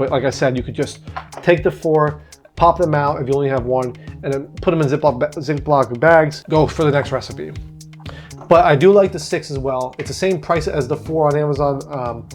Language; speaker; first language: English; native; English